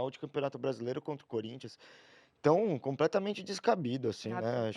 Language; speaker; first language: Portuguese; native; Portuguese